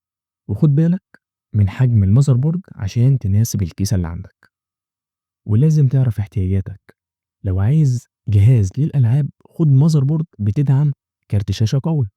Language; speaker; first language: Arabic; native; Arabic